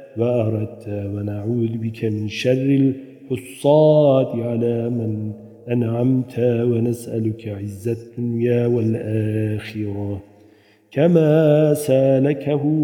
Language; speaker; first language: Arabic; non-native, fluent; Turkish